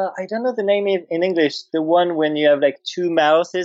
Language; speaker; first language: English; non-native, fluent; French